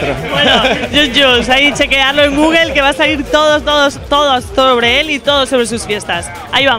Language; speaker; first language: Spanish; native; Spanish